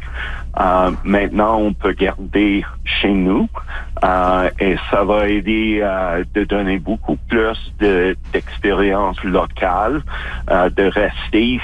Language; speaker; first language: French; non-native, local second language; English